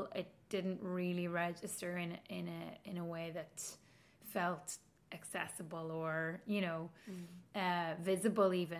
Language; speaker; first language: English; native; English